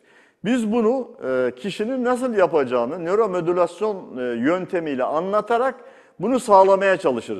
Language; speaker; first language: Turkish; native; Turkish